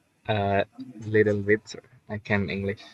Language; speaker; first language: English; non-native, learner; Indonesian